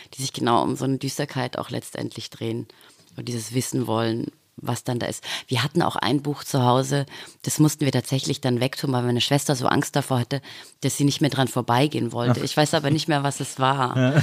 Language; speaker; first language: German; native; German